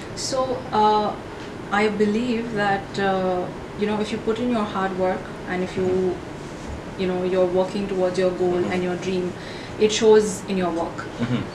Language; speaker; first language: English; non-native, local second language; Hindi